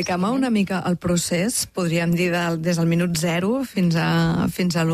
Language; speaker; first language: Catalan; native; Catalan